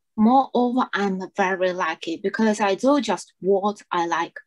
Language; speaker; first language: English; non-native, fluent; Russian